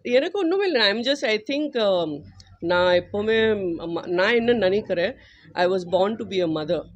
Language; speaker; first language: Tamil; non-native, fluent; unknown